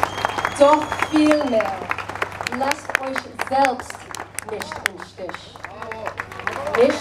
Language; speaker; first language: German; non-native, learner; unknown